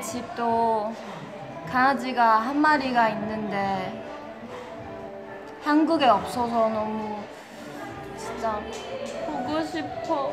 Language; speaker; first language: Korean; non-native, fluent; Chinese